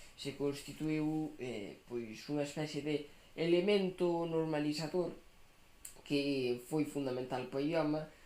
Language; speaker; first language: Galician; non-native, local second language; Spanish